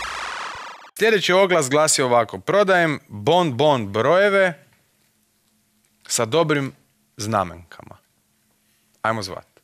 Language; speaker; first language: Croatian; native; Croatian